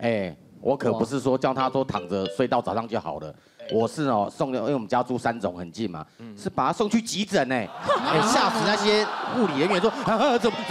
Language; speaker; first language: Chinese; native; Chinese